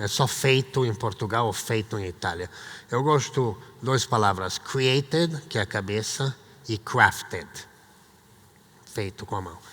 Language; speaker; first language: Portuguese; non-native, fluent; Italian